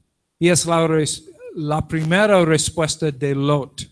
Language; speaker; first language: Spanish; non-native, learner; English